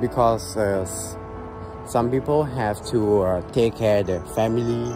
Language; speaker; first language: English; non-native, learner; Thai